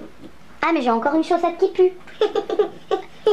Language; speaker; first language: French; native; French